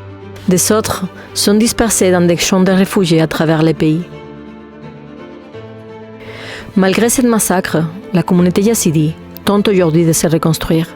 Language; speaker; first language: French; native; French